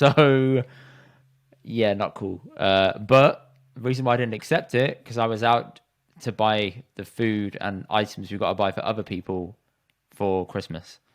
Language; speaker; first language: English; early bilingual, other home language; Punjabi